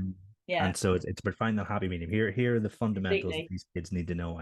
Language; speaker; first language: English; native; English